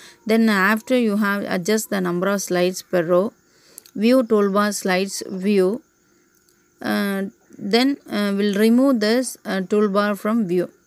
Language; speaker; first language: English; non-native, local second language; Tamil